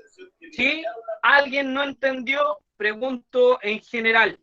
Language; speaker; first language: Spanish; native; Spanish